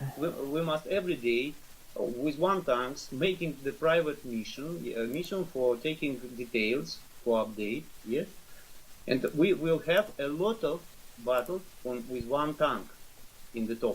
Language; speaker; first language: English; non-native, learner; Russian